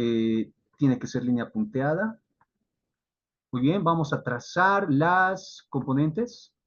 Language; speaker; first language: Spanish; native; Spanish